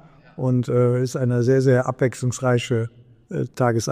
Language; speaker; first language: German; native; German